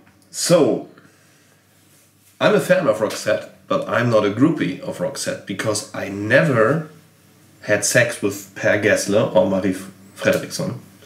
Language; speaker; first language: English; non-native, fluent; German